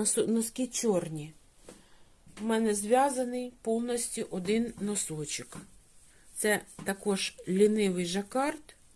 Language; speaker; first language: Ukrainian; non-native, local second language; Russian